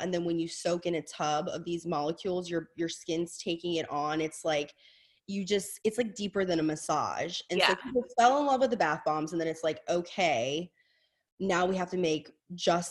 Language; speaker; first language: English; native; English